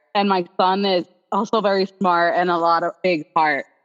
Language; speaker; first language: English; non-native, local second language; Spanish